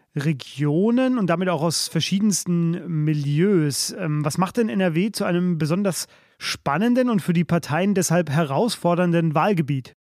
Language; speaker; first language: German; native; German